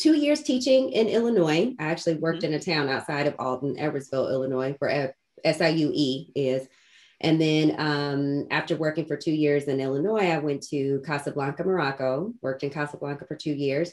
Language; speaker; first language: English; native; English